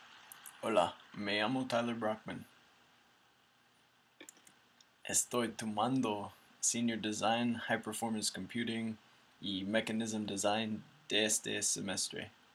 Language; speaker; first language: Spanish; non-native, learner; English